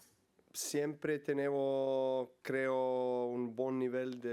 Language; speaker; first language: Spanish; non-native, learner; Serbian